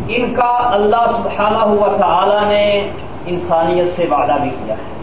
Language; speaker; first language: Urdu; non-native, local second language; Punjabi